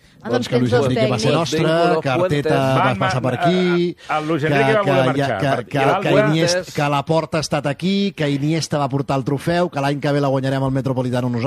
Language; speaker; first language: Catalan; native; Catalan